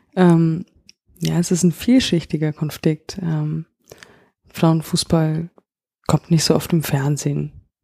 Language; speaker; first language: German; native; German